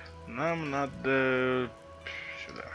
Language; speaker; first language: Russian; native; Russian